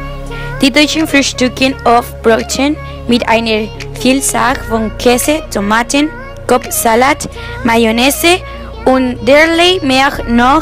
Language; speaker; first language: German; non-native, learner; Spanish